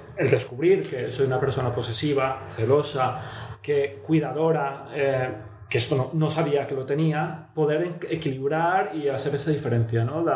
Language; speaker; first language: Spanish; native; Spanish